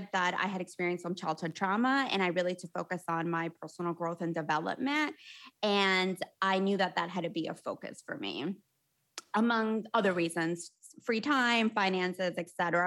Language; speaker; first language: English; early bilingual, other home language; Spanish